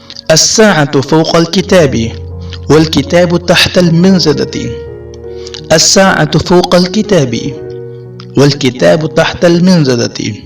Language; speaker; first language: Arabic; non-native, fluent; Urdu